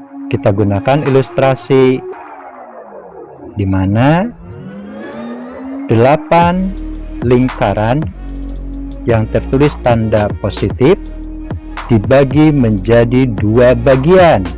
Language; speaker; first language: Indonesian; native; Indonesian